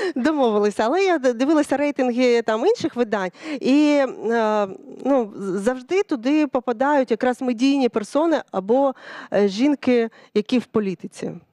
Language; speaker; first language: Ukrainian; early bilingual, other home language; Russian